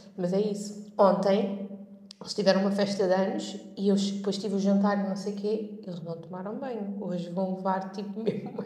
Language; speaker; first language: Portuguese; native; Portuguese